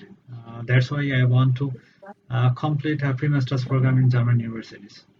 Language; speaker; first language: English; non-native, learner; Bangla